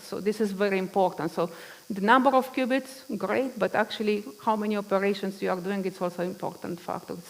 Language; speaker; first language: English; non-native, fluent; Romanian